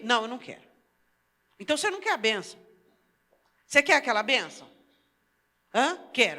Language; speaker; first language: Portuguese; native; Portuguese